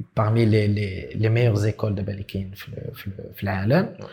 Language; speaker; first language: French; non-native, local second language; Arabic